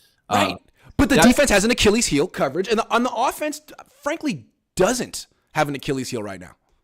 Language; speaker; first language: English; native; English